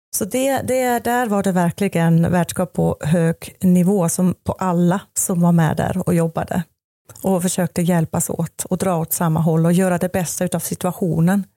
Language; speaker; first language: Swedish; non-native, fluent; German